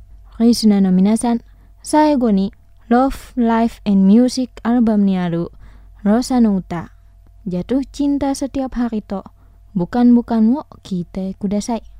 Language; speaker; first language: Japanese; non-native, fluent; Indonesian